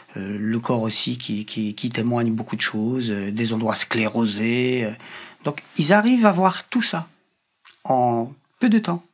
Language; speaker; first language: French; non-native, fluent; Polish